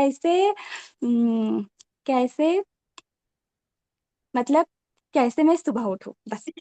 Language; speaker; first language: Hindi; non-native, local second language; Bangla